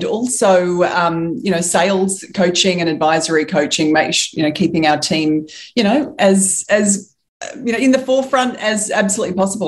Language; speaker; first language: English; native; English